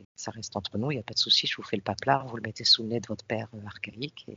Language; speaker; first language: French; native; French